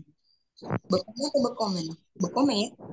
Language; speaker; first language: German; non-native, learner; Indonesian